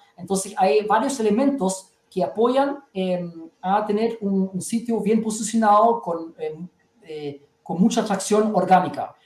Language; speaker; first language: Spanish; early bilingual, heritage; Spanish